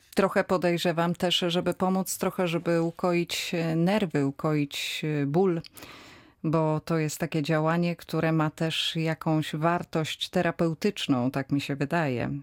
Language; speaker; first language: Polish; native; Polish